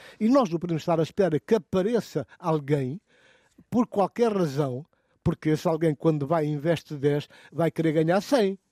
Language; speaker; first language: Portuguese; non-native, local second language; Upper Guinea Crioulo